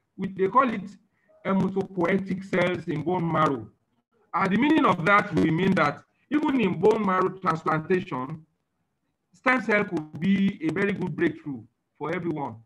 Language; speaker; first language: English; non-native, local second language; Yoruba